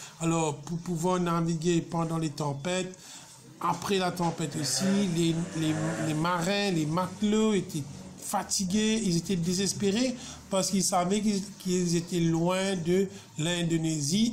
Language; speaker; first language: French; non-native, local second language; Morisyen